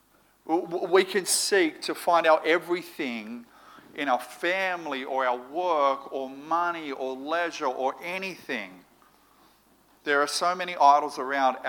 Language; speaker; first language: English; native; English